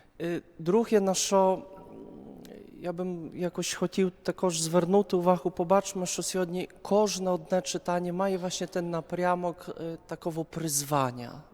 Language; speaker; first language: Polish; non-native, learner; Ukrainian